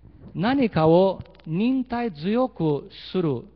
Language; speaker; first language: Japanese; early bilingual, heritage; Portuguese